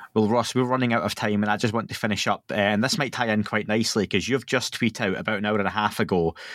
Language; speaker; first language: English; native; English